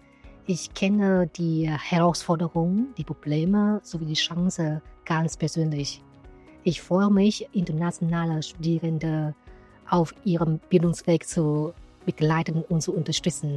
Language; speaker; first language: German; non-native, fluent; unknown